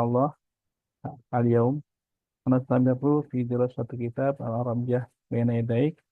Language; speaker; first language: Arabic; non-native, fluent; Indonesian